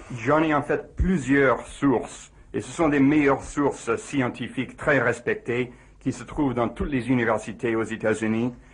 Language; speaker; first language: French; non-native, fluent; English